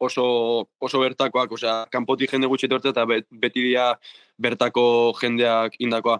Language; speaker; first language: Basque; native; Basque